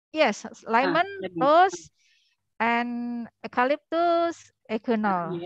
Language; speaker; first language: English; non-native, learner; Indonesian